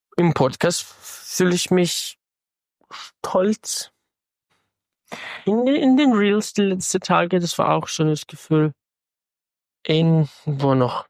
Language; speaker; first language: German; non-native, fluent; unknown